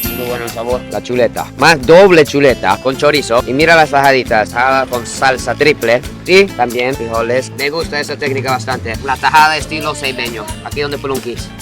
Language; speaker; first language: Spanish; non-native, fluent; Japanese